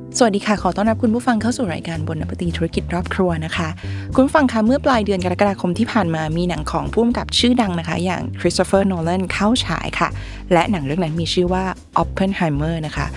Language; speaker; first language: Thai; native; Thai